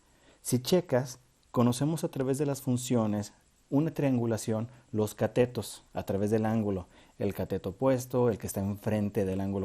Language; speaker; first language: Spanish; native; Spanish